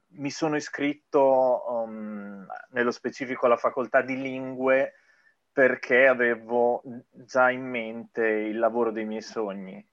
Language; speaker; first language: Italian; native; Italian